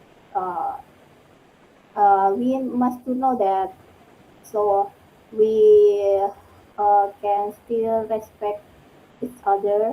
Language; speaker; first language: English; non-native, learner; Indonesian